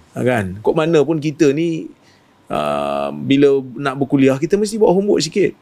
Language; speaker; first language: Malay; native; Malay